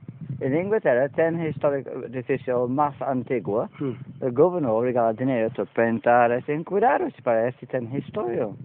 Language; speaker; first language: Spanish; non-native, learner; English